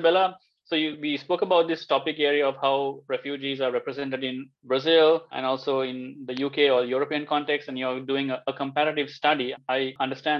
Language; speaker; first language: English; non-native, local second language; Sinhala